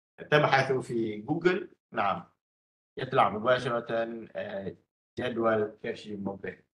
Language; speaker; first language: Arabic; non-native, fluent; Malay